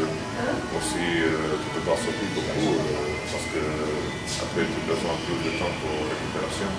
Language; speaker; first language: French; non-native, fluent; Croatian